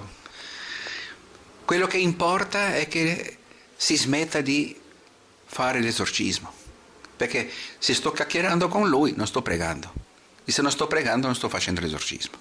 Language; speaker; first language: Italian; non-native, fluent; Portuguese